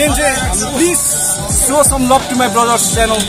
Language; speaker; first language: Nepali; native; Nepali